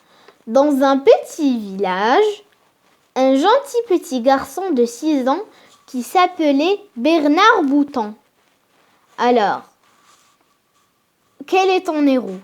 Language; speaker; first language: French; non-native, local second language; Arabic